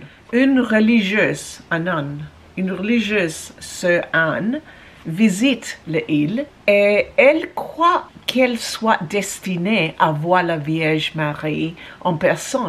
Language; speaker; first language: French; non-native, learner; English